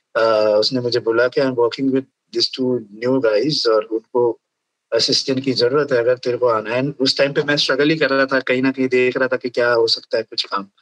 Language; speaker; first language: Hindi; native; Hindi